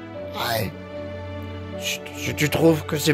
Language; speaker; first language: French; native; French